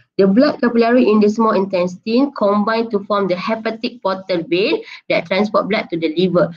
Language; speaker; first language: English; non-native, local second language; Malay